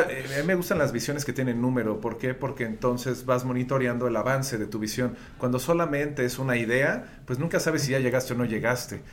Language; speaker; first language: Spanish; native; Spanish